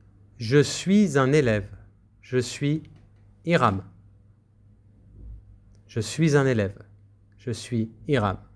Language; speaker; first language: French; non-native, fluent; Spanish